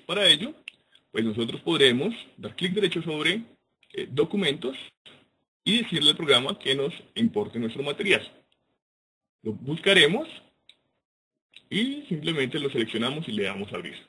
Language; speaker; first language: Spanish; native; Spanish